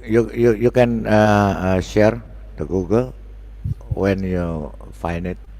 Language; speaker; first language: English; non-native, learner; Indonesian